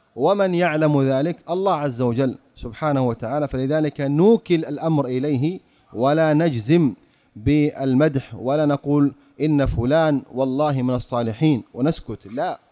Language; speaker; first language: Arabic; native; Arabic